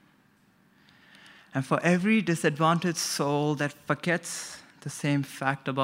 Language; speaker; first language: English; non-native, local second language; Konkani